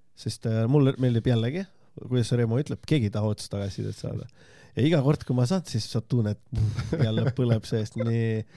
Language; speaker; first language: Estonian; non-native, local second language; Russian